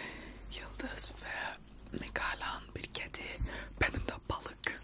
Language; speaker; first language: Turkish; early bilingual, heritage; Turkish